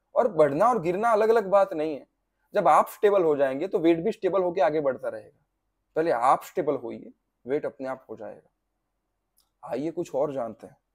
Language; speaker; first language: Hindi; non-native, local second language; Gujarati